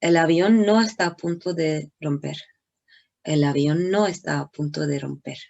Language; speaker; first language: Spanish; non-native, learner; English